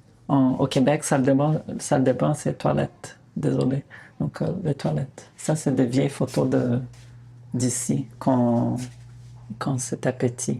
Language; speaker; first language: French; non-native, fluent; Portuguese